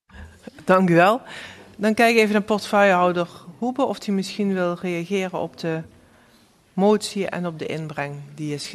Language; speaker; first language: Dutch; native; Dutch